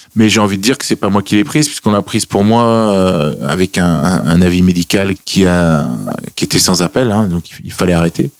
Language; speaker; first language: French; native; French